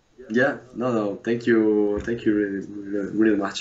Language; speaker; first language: English; non-native, fluent; Russian